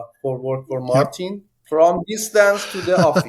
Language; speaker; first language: English; non-native, learner; Persian